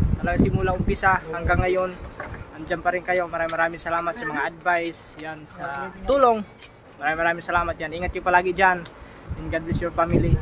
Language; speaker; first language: Filipino; non-native, local second language; Cebuano